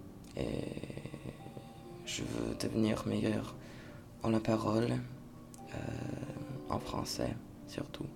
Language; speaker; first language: French; non-native, fluent; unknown